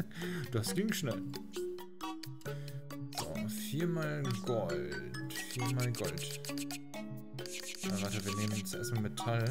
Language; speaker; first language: German; native; German